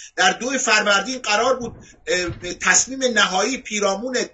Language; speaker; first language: Persian; non-native, local second language; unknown